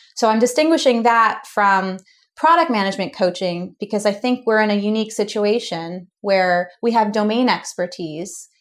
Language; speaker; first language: English; native; English